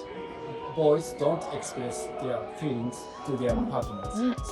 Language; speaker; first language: English; non-native, fluent; Japanese